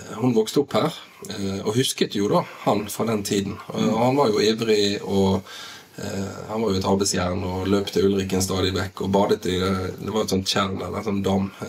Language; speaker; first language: Norwegian; native; Norwegian